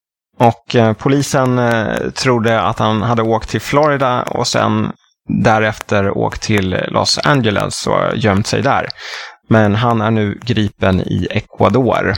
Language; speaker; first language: Swedish; native; Swedish